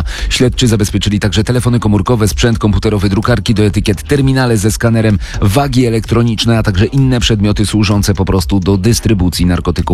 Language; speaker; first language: Polish; native; Polish